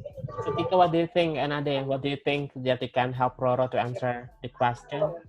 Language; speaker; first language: English; non-native, learner; Indonesian